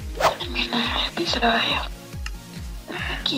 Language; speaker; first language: Spanish; native; Spanish